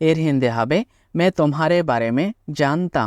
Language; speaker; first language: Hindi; non-native, fluent; Bangla